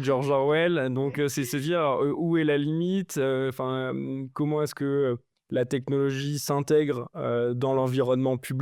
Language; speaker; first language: French; native; French